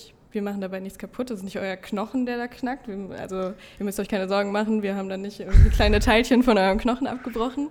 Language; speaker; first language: German; native; German